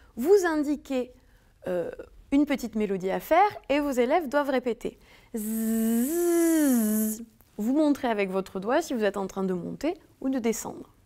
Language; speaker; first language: French; native; French